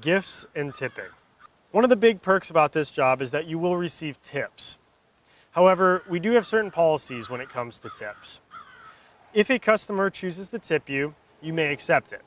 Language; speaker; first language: English; native; English